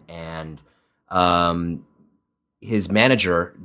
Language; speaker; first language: English; early bilingual, other home language; Italian